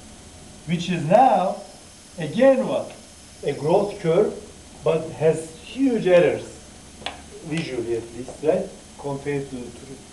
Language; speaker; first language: English; non-native, fluent; Turkish